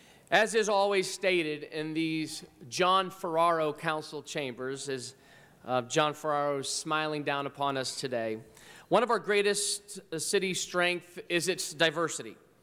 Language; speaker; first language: English; early bilingual, other home language; Italian